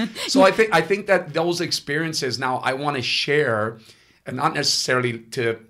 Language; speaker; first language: English; non-native, fluent; Italian